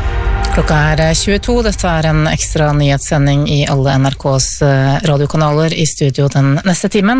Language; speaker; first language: Norwegian; native; Norwegian